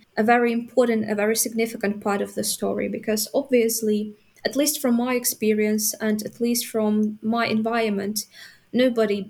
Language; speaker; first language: English; non-native, fluent; Ukrainian